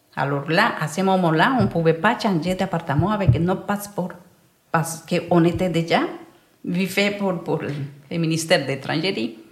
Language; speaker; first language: French; non-native, learner; Spanish